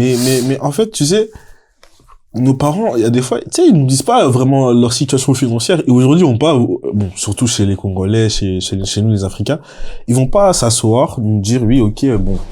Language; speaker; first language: French; native; French